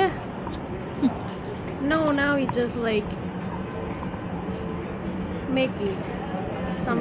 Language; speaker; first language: English; non-native, learner; Thai